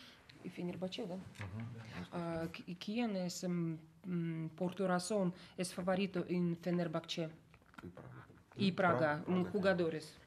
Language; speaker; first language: Russian; native; Russian